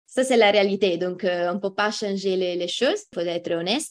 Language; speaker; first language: French; non-native, fluent; Italian